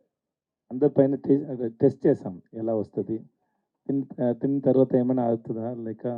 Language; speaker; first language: Telugu; non-native, learner; Tamil